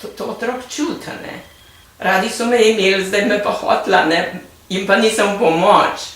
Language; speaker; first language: Slovenian; native; Slovenian